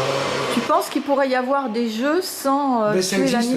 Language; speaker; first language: French; native; French